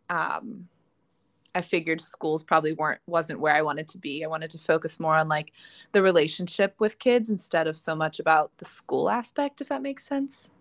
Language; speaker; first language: English; native; English